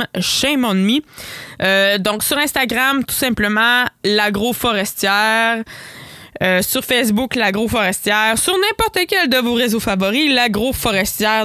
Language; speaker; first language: French; native; French